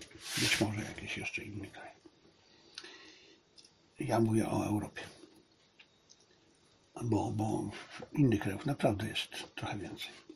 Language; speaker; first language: Polish; native; Polish